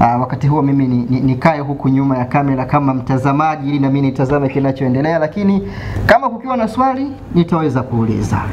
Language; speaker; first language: Swahili; native; Swahili